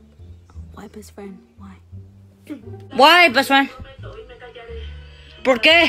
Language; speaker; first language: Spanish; early bilingual, heritage; Spanish